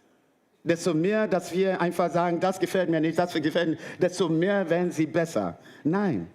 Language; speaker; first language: German; non-native, fluent; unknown